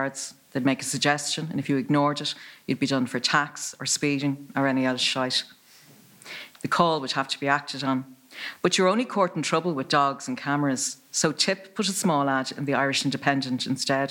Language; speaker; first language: English; native; English